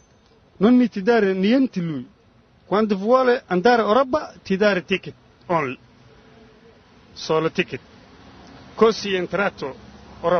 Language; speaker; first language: Italian; non-native, learner; Somali